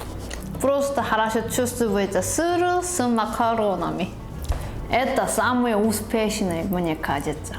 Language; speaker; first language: Russian; non-native, learner; Korean